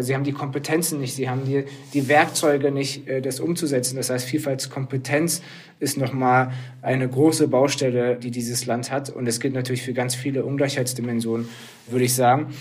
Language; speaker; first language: German; early bilingual, other home language; Turkish